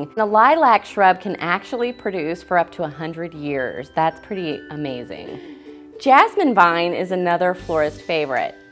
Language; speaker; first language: English; native; English